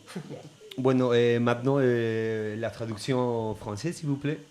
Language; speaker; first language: French; non-native, fluent; Spanish